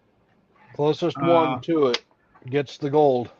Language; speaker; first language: English; native; English